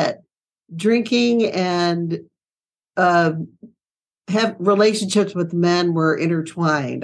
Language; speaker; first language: English; native; English